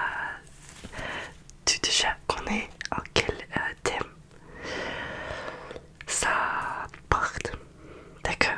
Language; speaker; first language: French; non-native, learner; Russian